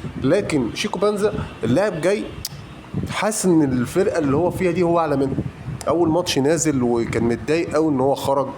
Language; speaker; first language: Arabic; native; Arabic